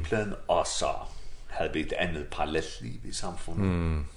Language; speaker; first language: Danish; non-native, local second language; Faroese